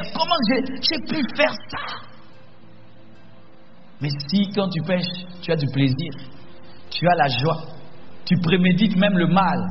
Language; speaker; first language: French; non-native, local second language; Lingala